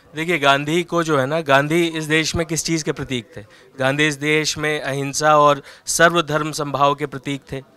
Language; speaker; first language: Hindi; native; Hindi